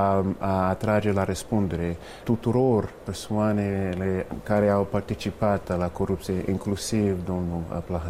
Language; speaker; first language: Romanian; non-native, fluent; English